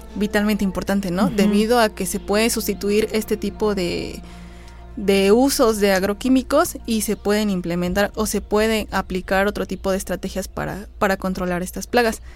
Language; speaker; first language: Spanish; native; Spanish